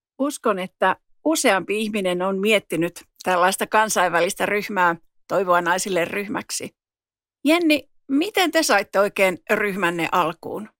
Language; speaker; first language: Finnish; native; Finnish